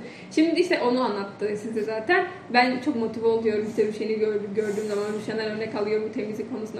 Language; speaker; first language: Turkish; non-native, fluent; Indonesian